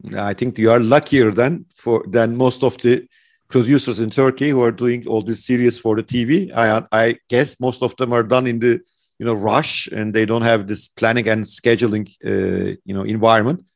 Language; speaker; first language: English; non-native, fluent; Turkish